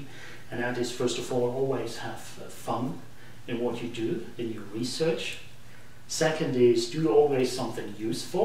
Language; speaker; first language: English; non-native, fluent; German